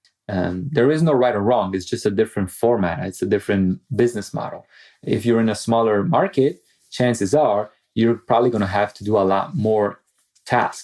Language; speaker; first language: English; non-native, fluent; Italian